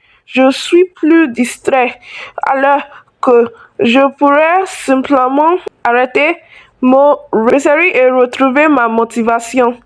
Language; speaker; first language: French; non-native, learner; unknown